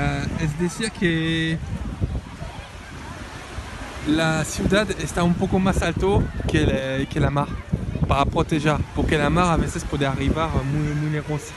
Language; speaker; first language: Spanish; non-native, learner; French